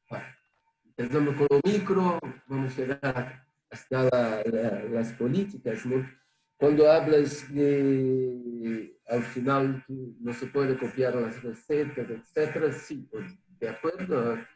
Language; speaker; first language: Spanish; non-native, fluent; Portuguese